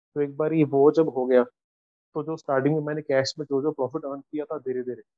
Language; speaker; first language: Hindi; native; Hindi